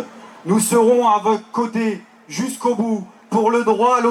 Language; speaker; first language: French; native; French